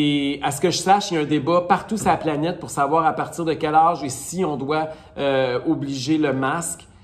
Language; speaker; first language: French; native; French